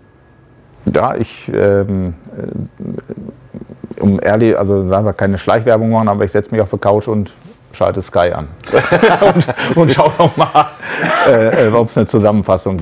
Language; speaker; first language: German; native; German